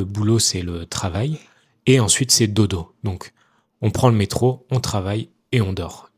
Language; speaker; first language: French; native; French